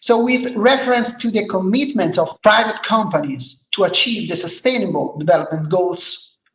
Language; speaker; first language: English; non-native, fluent; Italian